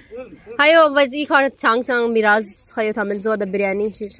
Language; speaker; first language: Chinese; non-native, fluent; Urdu